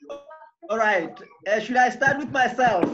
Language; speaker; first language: English; non-native, local second language; Northern Sotho